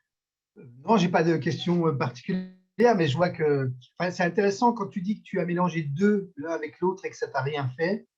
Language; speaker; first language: French; native; French